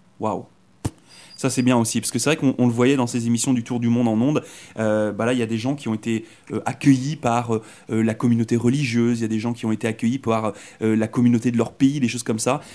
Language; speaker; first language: French; native; French